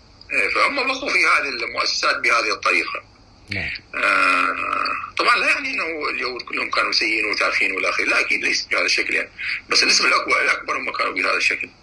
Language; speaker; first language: Arabic; native; Arabic